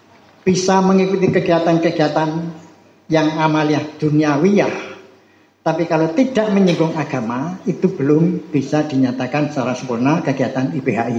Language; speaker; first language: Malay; non-native, local second language; Javanese